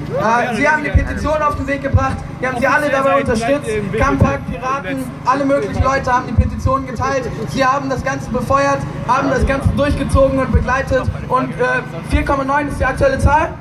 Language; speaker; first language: German; native; German